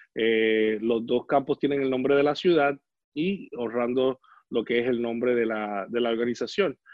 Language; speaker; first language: Spanish; native; Spanish